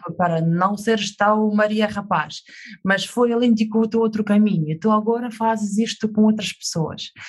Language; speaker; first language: Portuguese; non-native, fluent; Russian